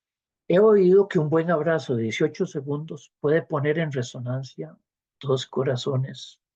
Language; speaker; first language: Spanish; native; Spanish